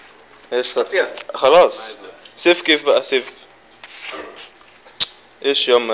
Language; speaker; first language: Arabic; non-native, learner; Tamil